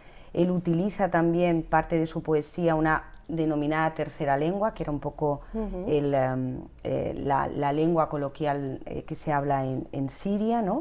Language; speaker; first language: Spanish; native; Spanish